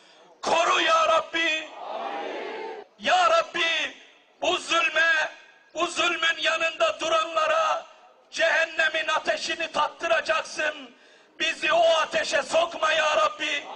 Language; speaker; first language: Turkish; native; Turkish